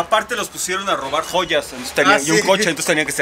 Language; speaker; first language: Spanish; native; Spanish